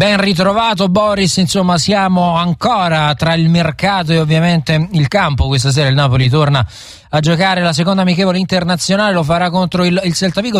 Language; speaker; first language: Italian; native; Italian